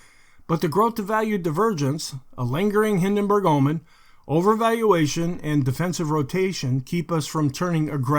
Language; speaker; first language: English; native; English